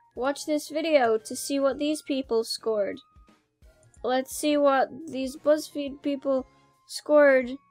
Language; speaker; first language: English; native; English